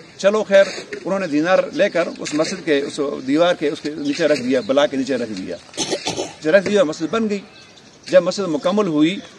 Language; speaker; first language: Urdu; non-native, local second language; Pashto